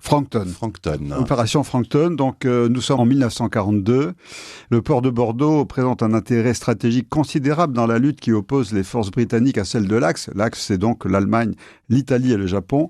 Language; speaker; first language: French; native; French